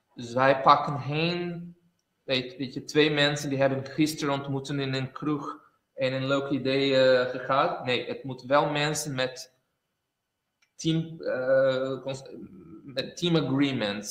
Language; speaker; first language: Dutch; non-native, fluent; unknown